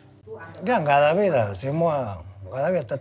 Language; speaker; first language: Indonesian; non-native, fluent; Spanish